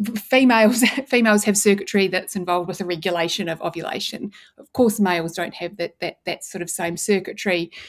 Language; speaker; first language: English; native; English